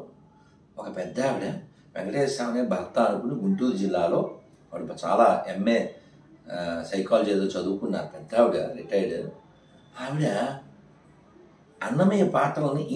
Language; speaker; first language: Telugu; native; Telugu